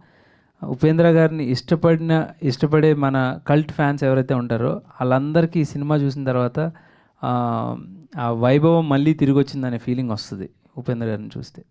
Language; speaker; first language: Telugu; native; Telugu